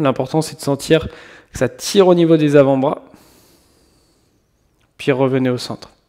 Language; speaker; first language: French; native; French